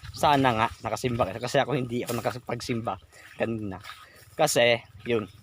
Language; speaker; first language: Filipino; non-native, local second language; Cebuano